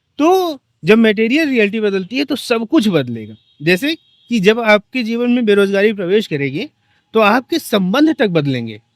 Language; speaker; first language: Hindi; native; Hindi